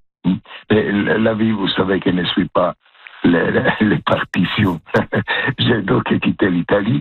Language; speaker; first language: French; non-native, fluent; Italian